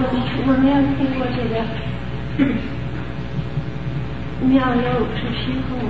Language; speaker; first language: Chinese; non-native, learner; English